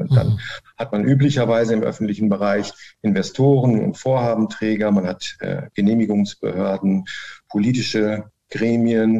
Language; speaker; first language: German; native; German